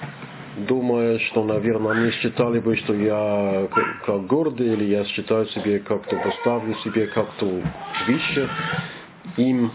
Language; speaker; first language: Russian; non-native, learner; English